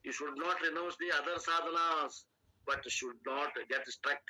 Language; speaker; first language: English; non-native, local second language; Kannada